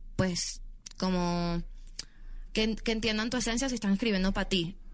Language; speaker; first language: Spanish; native; Spanish